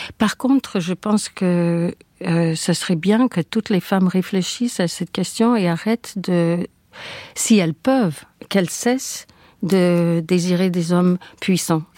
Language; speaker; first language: French; non-native, fluent; English